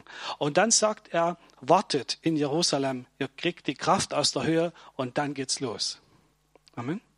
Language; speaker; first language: German; native; German